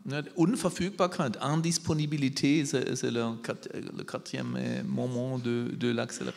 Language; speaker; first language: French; non-native, learner; German